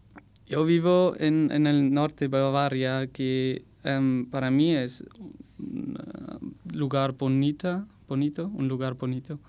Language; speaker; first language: Spanish; non-native, learner; German